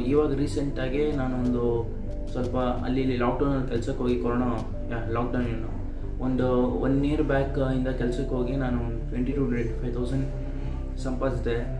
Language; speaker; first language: Kannada; non-native, local second language; Telugu